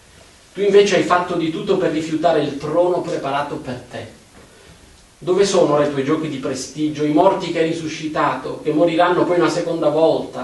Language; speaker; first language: Italian; native; Italian